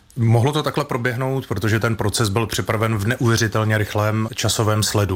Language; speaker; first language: Czech; native; Czech